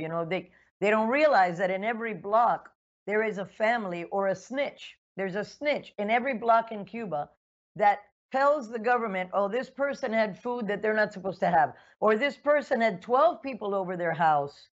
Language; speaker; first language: English; early bilingual, other home language; Spanish